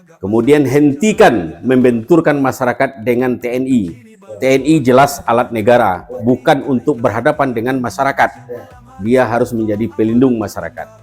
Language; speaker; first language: Indonesian; non-native, local second language; Minangkabau